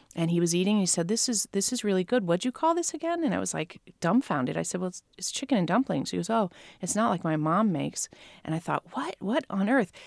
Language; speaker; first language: English; native; English